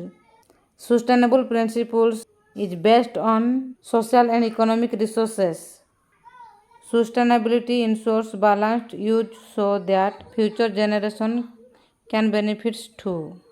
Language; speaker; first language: English; non-native, local second language; Odia